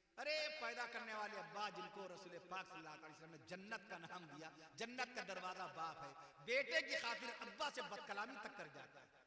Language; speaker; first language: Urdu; native; Urdu